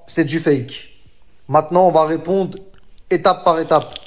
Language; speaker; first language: French; native; French